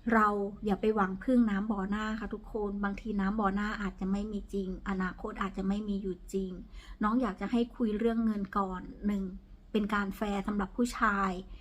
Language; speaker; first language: Thai; native; Thai